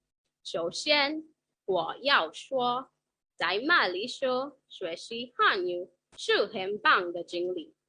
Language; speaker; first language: Chinese; non-native, learner; English